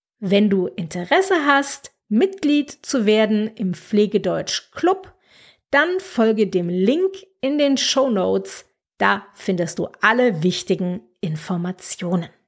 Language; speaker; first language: German; native; German